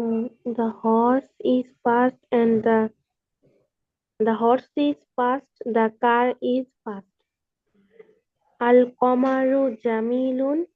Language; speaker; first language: English; non-native, learner; Bangla